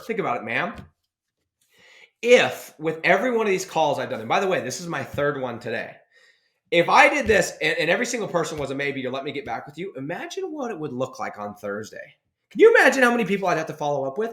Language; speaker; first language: English; native; English